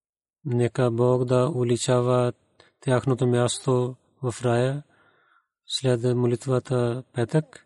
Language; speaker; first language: Bulgarian; non-native, learner; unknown